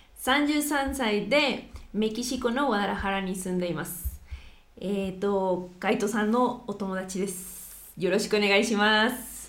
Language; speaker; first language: Japanese; non-native, fluent; Spanish